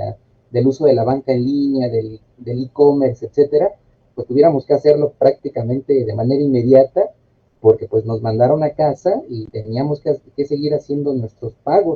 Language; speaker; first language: Spanish; native; Spanish